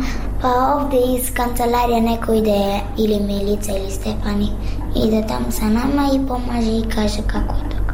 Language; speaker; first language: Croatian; non-native, learner; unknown